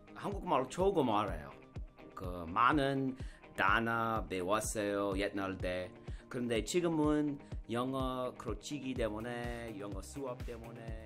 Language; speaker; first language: Korean; non-native, learner; English